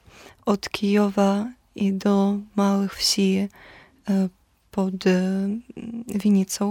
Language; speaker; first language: Polish; non-native, fluent; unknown